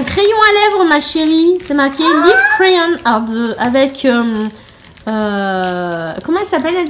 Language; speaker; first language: French; native; French